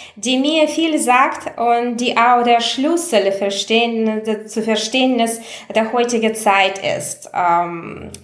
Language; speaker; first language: German; non-native, fluent; Russian